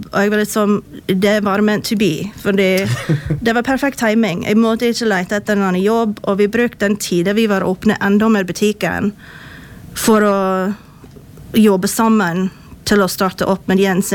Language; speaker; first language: Norwegian; non-native, fluent; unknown